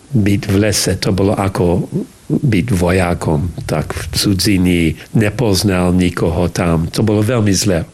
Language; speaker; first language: Slovak; early bilingual, heritage; English